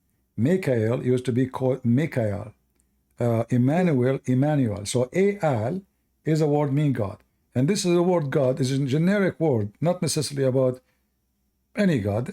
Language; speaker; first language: English; non-native, fluent; Arabic